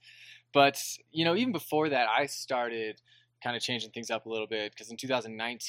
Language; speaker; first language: English; native; English